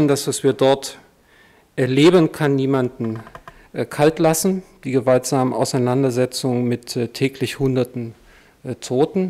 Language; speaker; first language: German; native; German